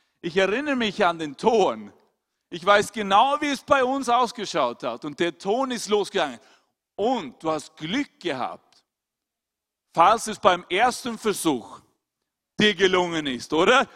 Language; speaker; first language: German; non-native, fluent; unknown